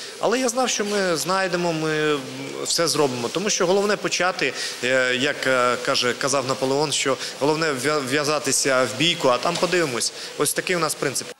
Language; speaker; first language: Ukrainian; native; Ukrainian